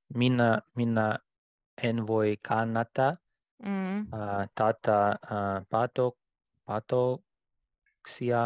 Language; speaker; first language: Finnish; non-native, learner; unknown